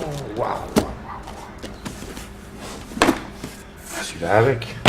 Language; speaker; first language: French; native; French